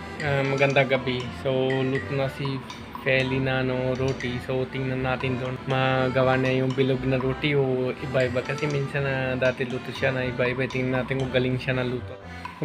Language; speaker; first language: Filipino; non-native, learner; Punjabi